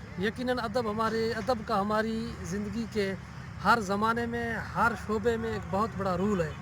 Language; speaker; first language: Urdu; non-native, local second language; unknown